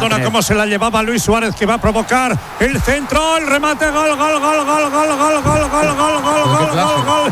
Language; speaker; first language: Spanish; native; Spanish